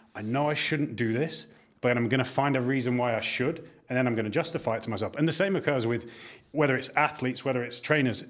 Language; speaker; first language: English; native; English